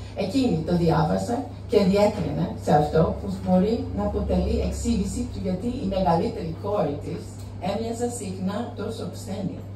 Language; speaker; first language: Greek; non-native, fluent; English